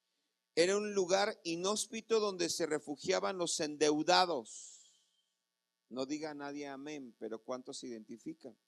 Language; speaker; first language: Spanish; native; Spanish